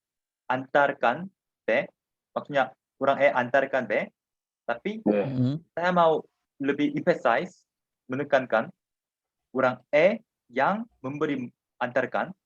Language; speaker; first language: Indonesian; non-native, fluent; Korean